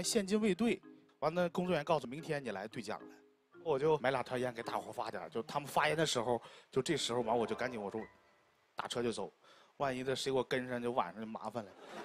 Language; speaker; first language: Chinese; native; Chinese